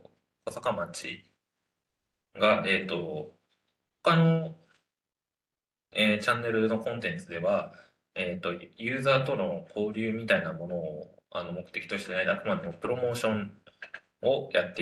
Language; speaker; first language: Japanese; native; Japanese